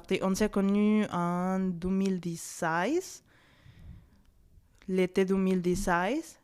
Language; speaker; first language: French; non-native, fluent; Spanish